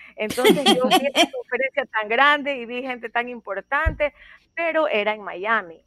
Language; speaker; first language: Spanish; native; Spanish